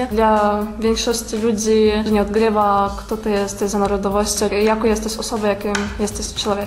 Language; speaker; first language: Polish; early bilingual, heritage; Polish